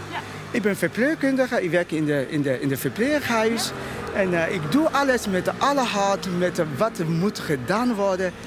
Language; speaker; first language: Dutch; non-native, fluent; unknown